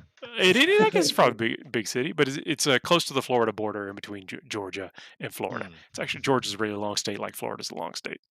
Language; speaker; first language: English; native; English